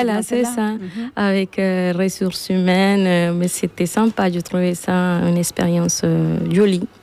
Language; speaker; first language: French; non-native, fluent; Spanish